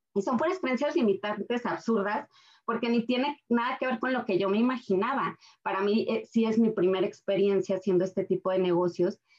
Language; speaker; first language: Spanish; native; Spanish